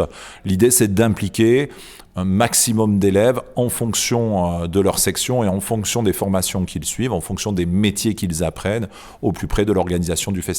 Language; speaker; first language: French; native; French